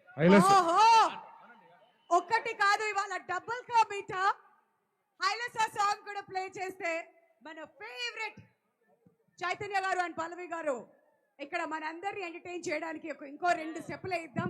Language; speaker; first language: Telugu; native; Telugu